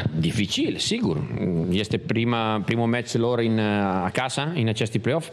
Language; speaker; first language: Romanian; non-native, learner; Italian